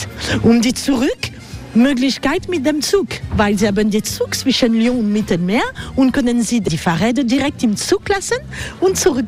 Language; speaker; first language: German; non-native, learner; French